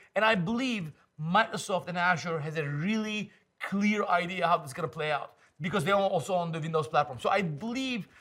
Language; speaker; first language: English; non-native, fluent; Turkish